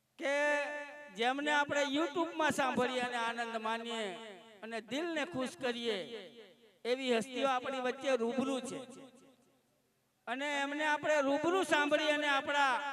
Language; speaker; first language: Gujarati; native; Gujarati